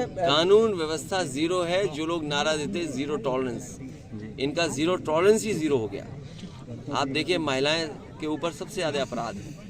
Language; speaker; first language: Hindi; native; Hindi